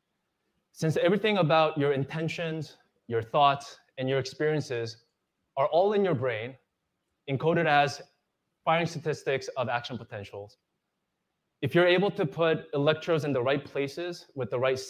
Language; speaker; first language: English; non-native, fluent; Korean